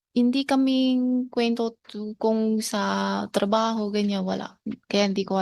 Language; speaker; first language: Filipino; non-native, learner; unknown